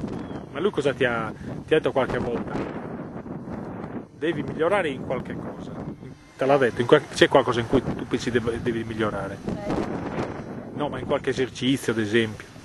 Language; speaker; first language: Italian; native; Italian